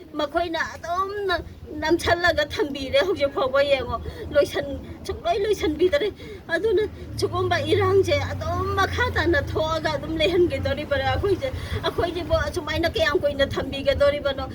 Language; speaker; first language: Manipuri; native; Manipuri